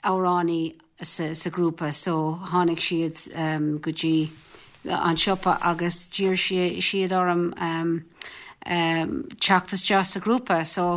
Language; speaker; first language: Irish; non-native, local second language; English